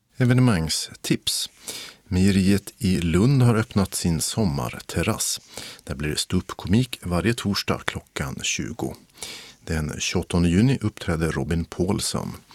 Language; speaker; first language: Swedish; native; Swedish